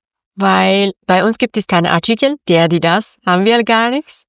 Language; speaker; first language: German; non-native, learner; Persian